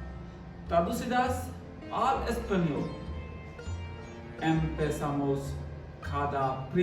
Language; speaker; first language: Spanish; non-native, learner; Hindi